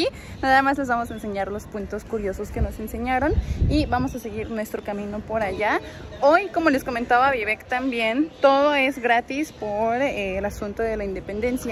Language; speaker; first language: Spanish; native; Spanish